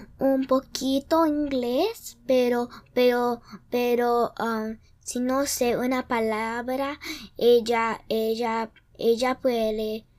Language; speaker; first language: Spanish; early bilingual, heritage; English